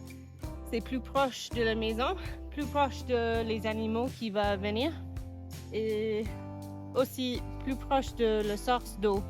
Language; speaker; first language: French; non-native, fluent; English